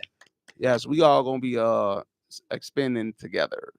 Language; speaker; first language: English; native; English